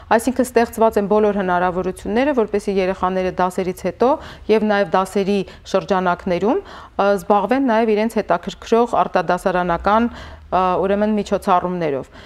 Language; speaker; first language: Armenian; native; Armenian